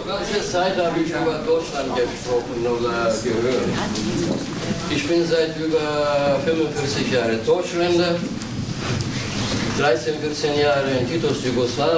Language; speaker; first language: German; non-native, fluent; Turkish